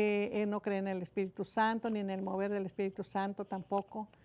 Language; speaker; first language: Spanish; native; Spanish